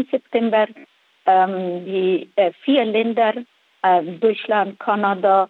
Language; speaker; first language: German; non-native, fluent; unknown